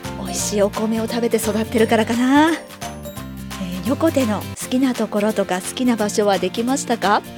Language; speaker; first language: Japanese; native; Japanese